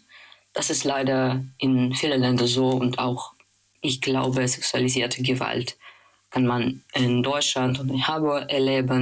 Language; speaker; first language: German; non-native, learner; Russian